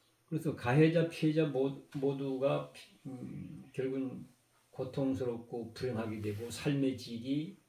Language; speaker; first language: Korean; native; Korean